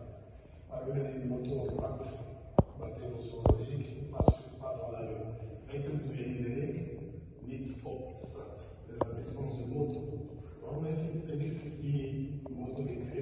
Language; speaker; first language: Dutch; non-native, learner; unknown